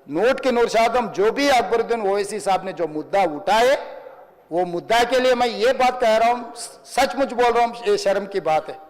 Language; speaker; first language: Hindi; non-native, local second language; Telugu